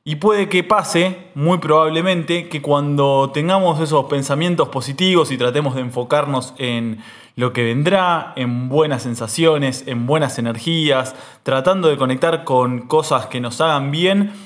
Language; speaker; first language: Spanish; native; Spanish